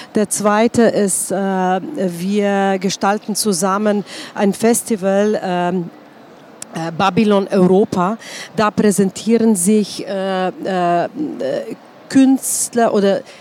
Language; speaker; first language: German; non-native, fluent; Slovenian